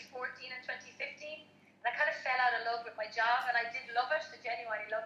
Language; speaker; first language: English; native; English